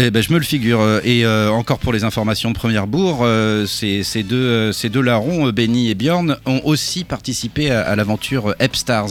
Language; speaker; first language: French; native; French